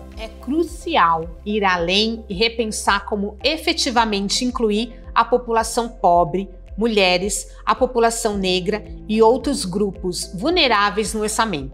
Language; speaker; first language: Portuguese; native; Portuguese